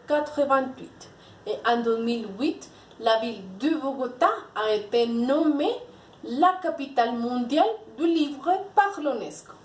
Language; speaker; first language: French; non-native, learner; Spanish